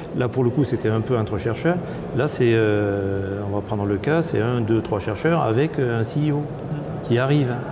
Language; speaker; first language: French; native; French